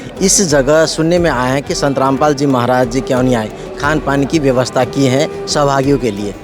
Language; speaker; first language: Hindi; non-native, local second language; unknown